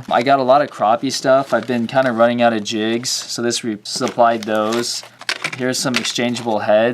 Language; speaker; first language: English; native; English